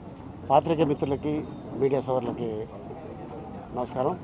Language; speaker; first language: Telugu; native; Telugu